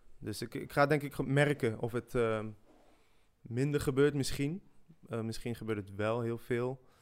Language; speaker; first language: Dutch; early bilingual, other home language; French